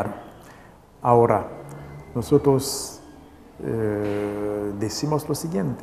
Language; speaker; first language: Spanish; non-native, local second language; Haitian Creole